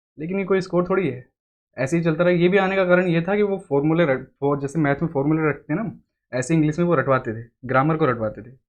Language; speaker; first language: Hindi; native; Hindi